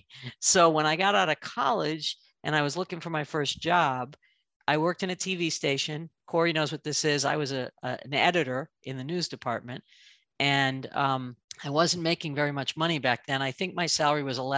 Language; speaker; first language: English; native; English